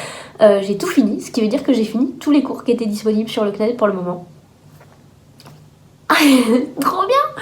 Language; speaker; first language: French; native; French